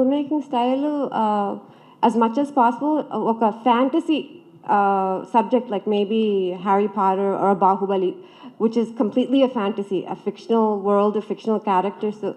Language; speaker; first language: Telugu; early bilingual, heritage; Telugu